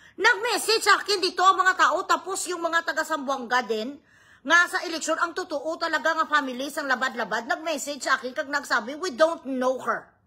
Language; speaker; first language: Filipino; non-native, local second language; Hiligaynon